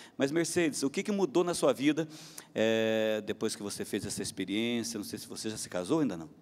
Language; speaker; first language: Portuguese; native; Portuguese